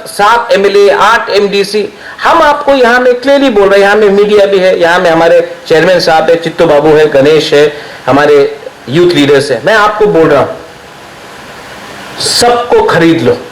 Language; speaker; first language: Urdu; non-native, local second language; Kok Borok